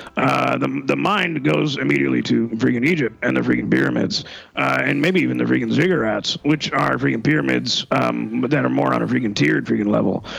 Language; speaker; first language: English; native; English